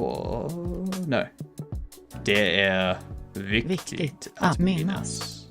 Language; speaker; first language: Swedish; non-native, learner; English